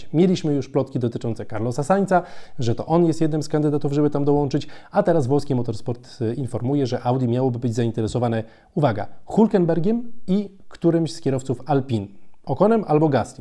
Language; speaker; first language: Polish; native; Polish